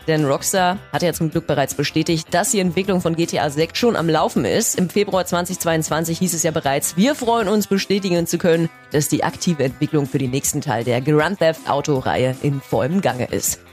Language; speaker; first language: German; native; German